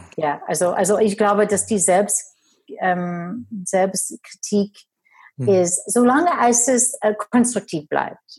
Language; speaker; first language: German; non-native, fluent; English